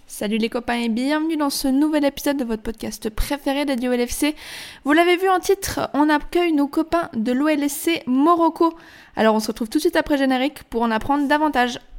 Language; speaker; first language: French; native; French